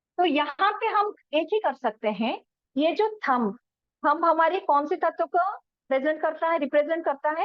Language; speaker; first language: Hindi; non-native, local second language; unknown